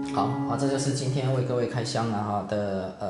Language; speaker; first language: Chinese; native; Chinese